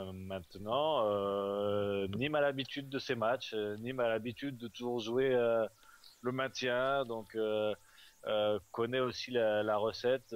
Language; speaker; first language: French; native; French